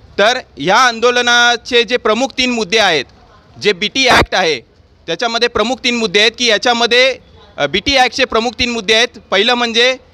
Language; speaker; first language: Marathi; native; Marathi